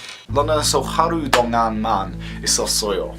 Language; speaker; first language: Korean; non-native, learner; English